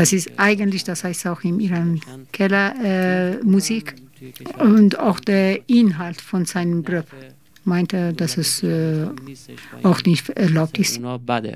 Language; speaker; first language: German; non-native, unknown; Persian